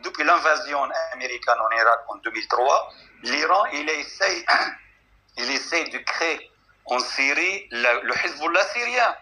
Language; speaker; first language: French; non-native, fluent; Arabic